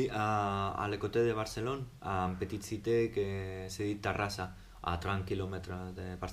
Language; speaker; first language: French; non-native, learner; Spanish